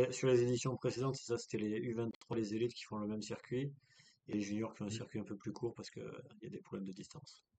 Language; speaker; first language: French; native; French